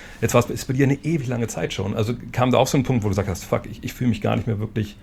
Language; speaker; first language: German; native; German